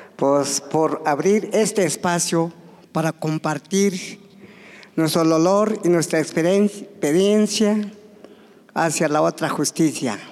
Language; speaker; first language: Spanish; non-native, local second language; Tzotzil